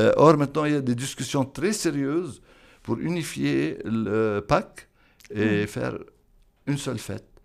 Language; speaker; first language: French; non-native, local second language; Arabic